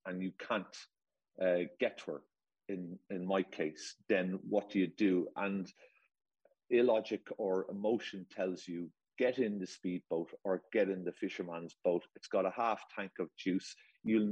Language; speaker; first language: English; native; English